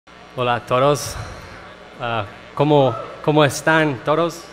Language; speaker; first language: Spanish; non-native, learner; English